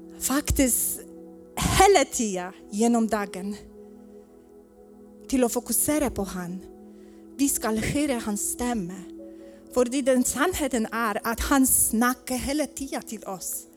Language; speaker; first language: Swedish; non-native, learner; Polish